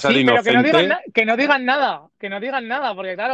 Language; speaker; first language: Spanish; native; Spanish